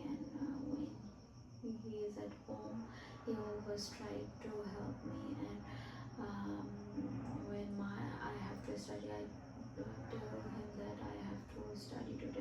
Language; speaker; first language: English; non-native, fluent; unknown